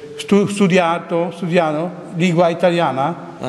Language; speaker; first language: Italian; non-native, learner; Polish